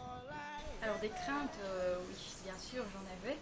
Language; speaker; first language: French; native; French